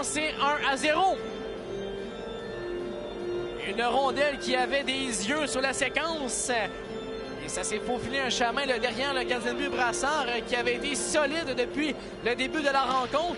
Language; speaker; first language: French; native; French